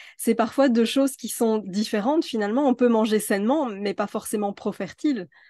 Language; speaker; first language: French; native; French